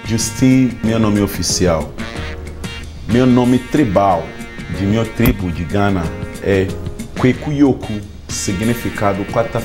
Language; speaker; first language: Portuguese; non-native, learner; Akan